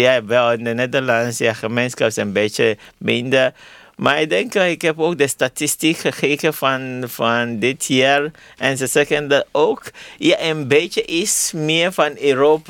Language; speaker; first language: Dutch; non-native, learner; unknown